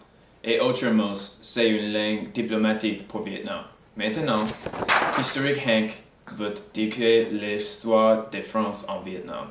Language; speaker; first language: French; non-native, learner; English